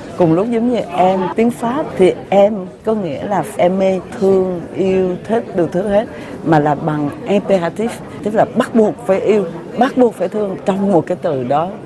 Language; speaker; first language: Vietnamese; native; Vietnamese